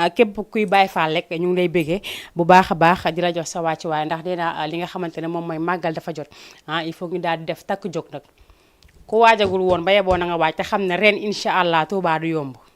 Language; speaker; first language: Wolof; native; Wolof